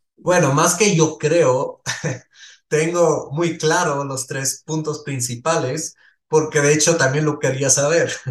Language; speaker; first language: Spanish; non-native, fluent; Swiss German